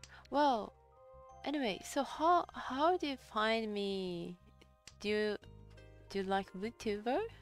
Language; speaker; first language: English; non-native, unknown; Japanese